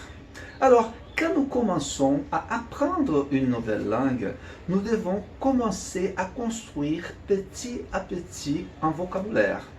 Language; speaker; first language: French; non-native, fluent; Portuguese